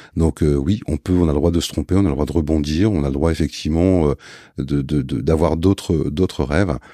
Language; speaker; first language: French; native; French